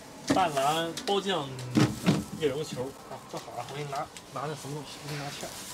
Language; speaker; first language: Chinese; native; Chinese